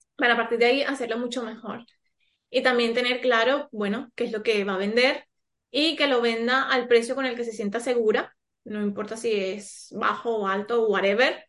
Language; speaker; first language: Spanish; native; Spanish